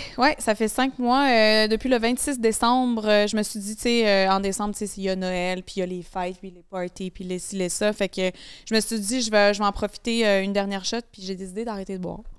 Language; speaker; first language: French; native; French